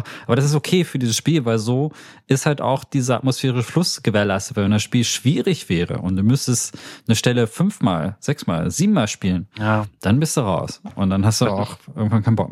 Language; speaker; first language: German; native; German